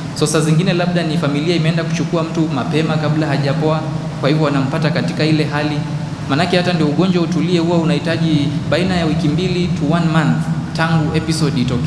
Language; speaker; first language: Swahili; native; Swahili